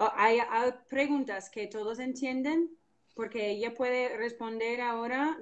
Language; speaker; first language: Spanish; non-native, fluent; English